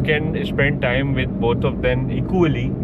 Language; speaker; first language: English; non-native, local second language; Urdu